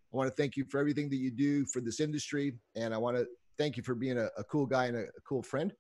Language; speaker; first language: English; native; English